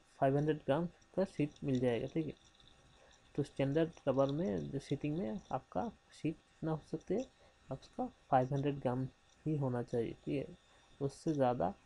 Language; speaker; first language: Hindi; non-native, local second language; Bangla